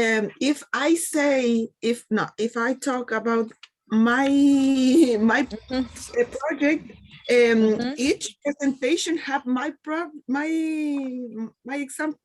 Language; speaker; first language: English; non-native, learner; Spanish